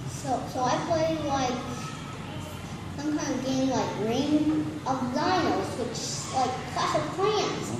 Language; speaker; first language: English; non-native, learner; Vietnamese